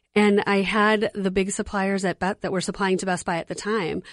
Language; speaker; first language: English; native; English